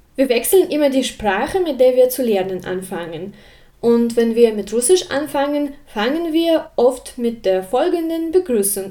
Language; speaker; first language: German; non-native, fluent; Russian